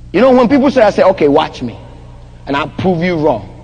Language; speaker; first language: English; non-native, local second language; Akan